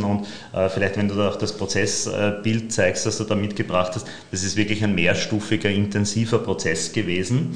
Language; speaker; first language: German; native; German